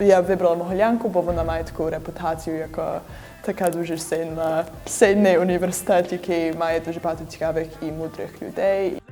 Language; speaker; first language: Ukrainian; early bilingual, heritage; Ukrainian